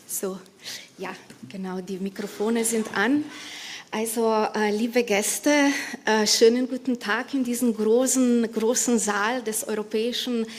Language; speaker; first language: German; non-native, fluent; Slovenian